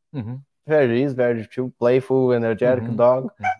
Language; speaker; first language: English; non-native, learner; Portuguese